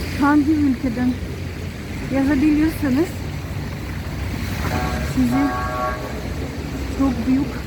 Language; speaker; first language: Turkish; non-native, fluent; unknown